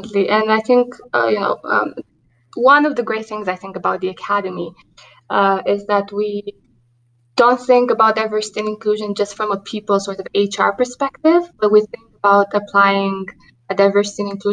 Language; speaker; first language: English; non-native, fluent; Romanian